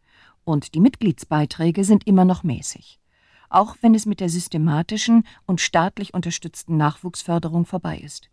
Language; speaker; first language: German; native; German